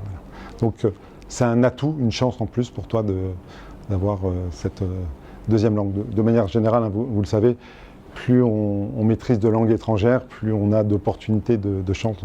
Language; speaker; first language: French; native; French